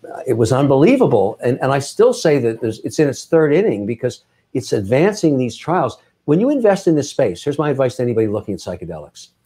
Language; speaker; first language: English; native; English